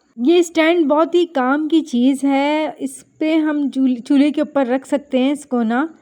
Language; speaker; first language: Urdu; native; Urdu